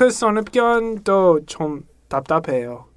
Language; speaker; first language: Korean; non-native, learner; English